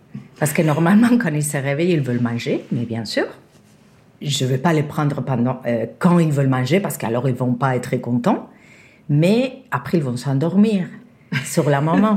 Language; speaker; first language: French; non-native, fluent; Spanish